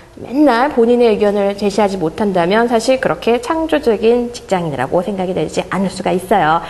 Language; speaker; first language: Korean; native; Korean